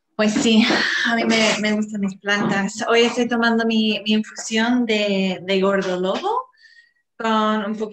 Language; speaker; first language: Spanish; non-native, fluent; English